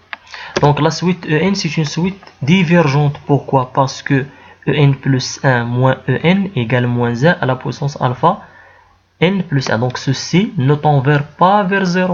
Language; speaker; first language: French; non-native, local second language; Arabic